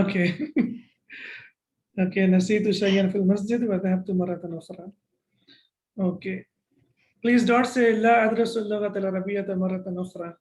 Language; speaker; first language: Arabic; non-native, fluent; English